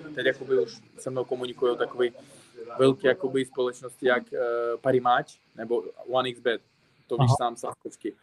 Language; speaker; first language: Czech; non-native, fluent; Uzbek